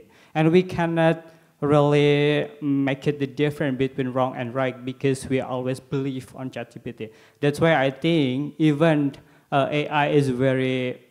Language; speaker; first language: English; non-native, learner; Indonesian